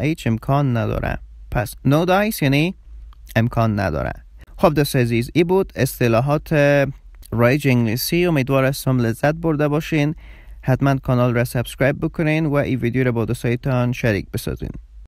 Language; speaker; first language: Persian; native; Persian